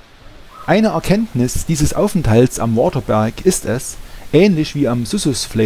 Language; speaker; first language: German; native; German